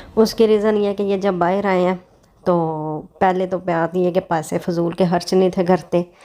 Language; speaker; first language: Urdu; non-native, local second language; Punjabi